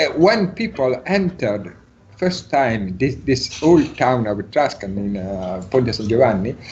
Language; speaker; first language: English; non-native, learner; Italian